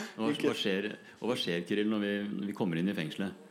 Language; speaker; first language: Norwegian; native; Norwegian